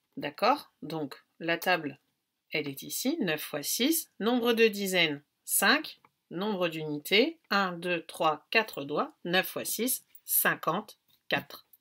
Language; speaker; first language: French; native; French